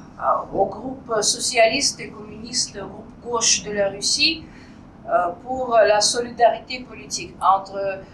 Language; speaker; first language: French; non-native, fluent; Russian